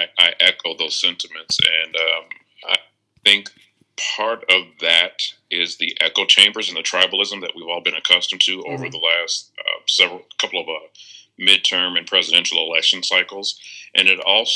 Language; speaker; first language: English; native; English